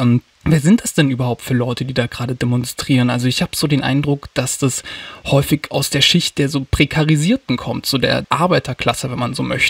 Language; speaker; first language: German; native; German